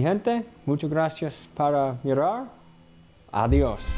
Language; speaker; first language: Spanish; non-native, learner; English